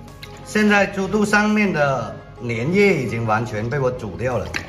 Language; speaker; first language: Chinese; native; Chinese